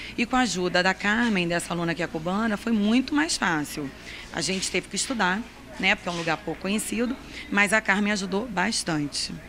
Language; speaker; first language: Portuguese; native; Portuguese